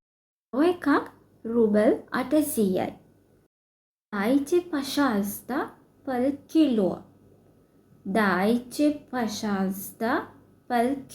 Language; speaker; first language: Russian; non-native, fluent; Sinhala